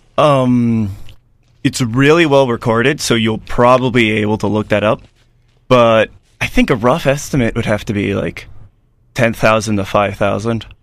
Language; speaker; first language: English; native; English